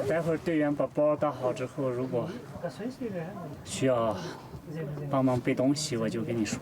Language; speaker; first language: Chinese; native; Chinese